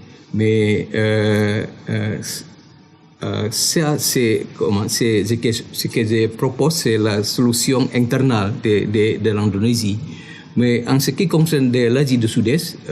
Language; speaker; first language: French; non-native, fluent; Indonesian